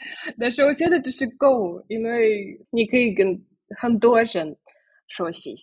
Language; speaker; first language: Chinese; non-native, fluent; Russian